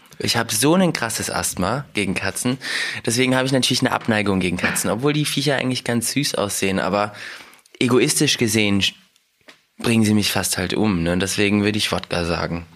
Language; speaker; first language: German; early bilingual, other home language; Russian